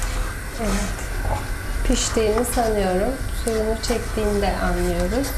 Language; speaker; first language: Turkish; native; Turkish